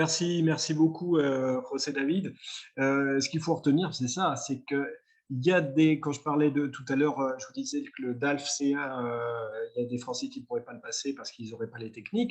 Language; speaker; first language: French; native; French